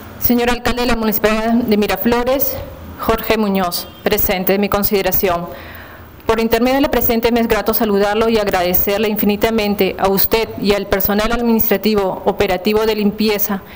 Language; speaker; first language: Spanish; native; Spanish